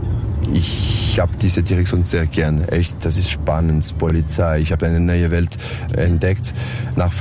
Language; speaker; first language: German; non-native, learner; French